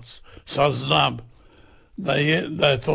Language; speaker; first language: Serbian; native; Serbian